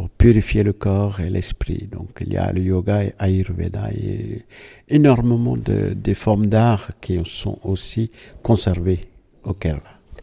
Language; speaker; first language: French; non-native, fluent; Malayalam